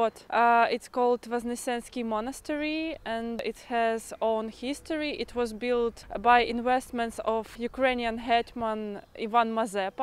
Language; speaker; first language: English; non-native, fluent; Ukrainian